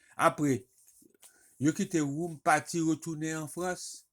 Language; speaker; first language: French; non-native, local second language; Haitian Creole